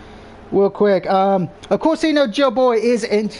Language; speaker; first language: English; native; English